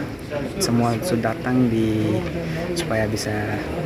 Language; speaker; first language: Indonesian; non-native, learner; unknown